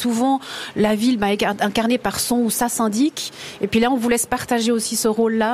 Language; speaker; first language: French; native; French